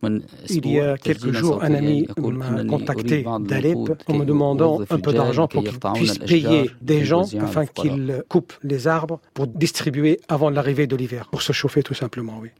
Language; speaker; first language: French; non-native, fluent; Arabic